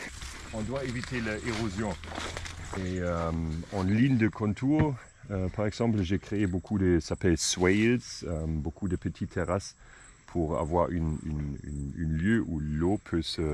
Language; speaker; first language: French; non-native, fluent; German